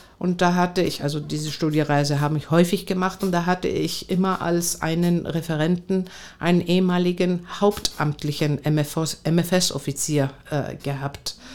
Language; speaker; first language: German; non-native, fluent; Greek